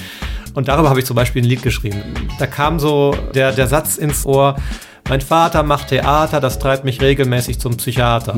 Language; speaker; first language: German; native; German